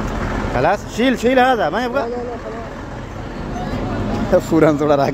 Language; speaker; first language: Arabic; non-native, learner; Bangla